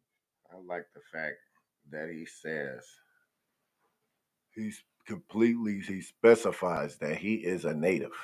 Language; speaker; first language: English; native; English